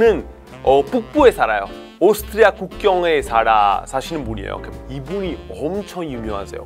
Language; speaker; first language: Korean; non-native, fluent; Italian